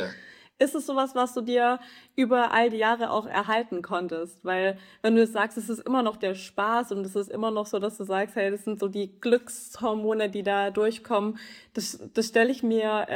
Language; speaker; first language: German; native; German